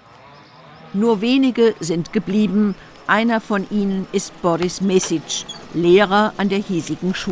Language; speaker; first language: German; native; German